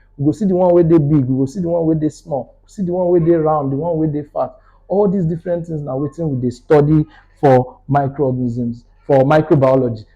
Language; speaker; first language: Nigerian Pidgin; non-native, local second language; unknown